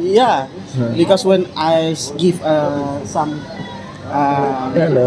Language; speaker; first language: English; non-native, learner; Indonesian